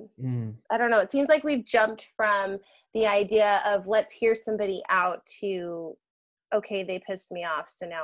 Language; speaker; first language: English; native; English